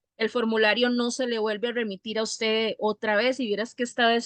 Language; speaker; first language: Spanish; native; Spanish